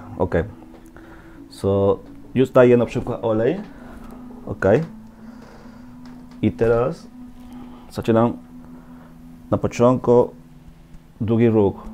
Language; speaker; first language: Polish; non-native, learner; Spanish